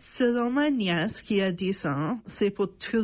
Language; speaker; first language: French; non-native, local second language; English